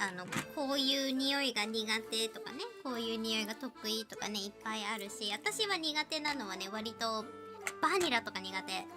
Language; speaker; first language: Japanese; native; Japanese